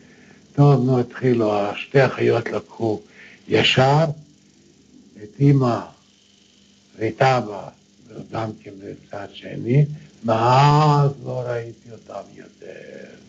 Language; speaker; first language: Hebrew; non-native, fluent; Polish